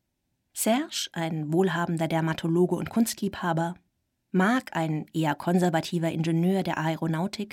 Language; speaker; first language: German; native; German